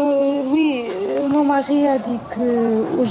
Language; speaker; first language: French; non-native, learner; Portuguese